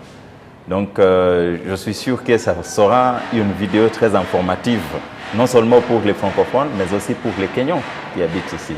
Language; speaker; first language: French; non-native, fluent; Swahili